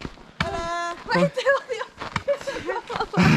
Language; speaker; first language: Spanish; native; Spanish